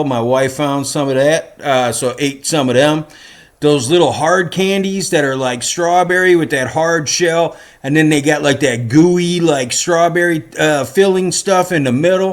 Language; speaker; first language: English; native; English